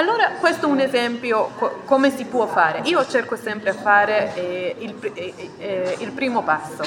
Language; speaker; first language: Italian; non-native, fluent; Hebrew